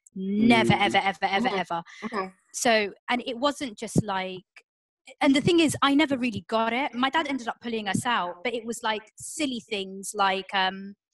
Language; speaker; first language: English; native; English